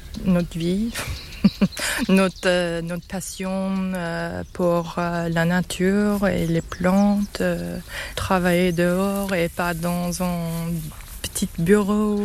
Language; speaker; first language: French; non-native, learner; English